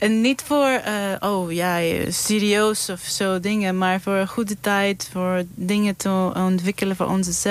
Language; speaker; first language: Dutch; non-native, learner; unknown